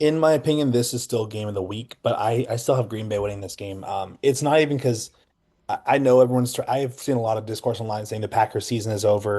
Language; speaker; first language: English; native; English